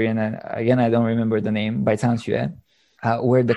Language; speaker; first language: English; non-native, fluent; Bulgarian